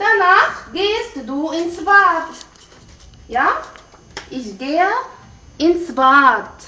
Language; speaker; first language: German; non-native, fluent; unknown